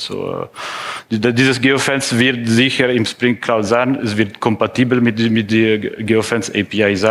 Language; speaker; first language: German; non-native, fluent; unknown